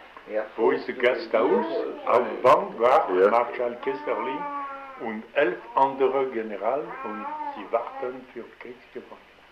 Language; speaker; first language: German; non-native, learner; French